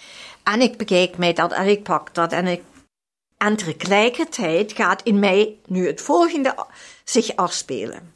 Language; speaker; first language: Dutch; non-native, fluent; German